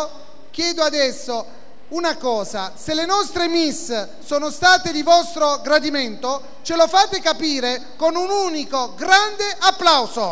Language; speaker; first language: Italian; native; Italian